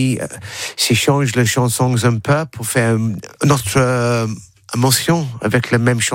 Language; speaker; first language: French; non-native, learner; English